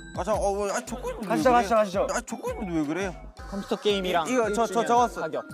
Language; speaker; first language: Korean; native; Korean